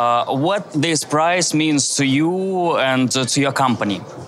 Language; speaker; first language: English; non-native, learner; Russian